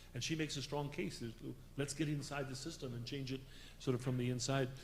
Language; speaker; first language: English; native; English